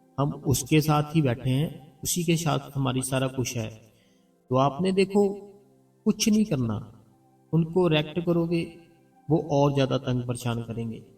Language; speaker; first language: Hindi; non-native, local second language; Punjabi